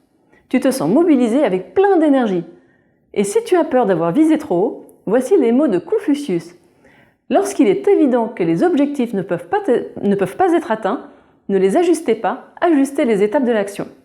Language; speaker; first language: French; native; French